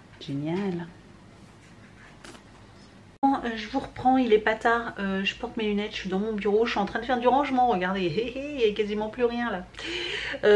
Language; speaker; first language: French; native; French